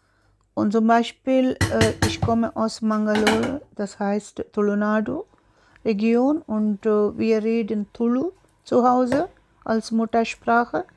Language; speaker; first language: German; non-native, learner; Tulu